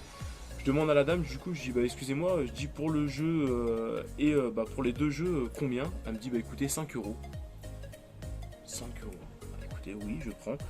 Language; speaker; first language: French; native; French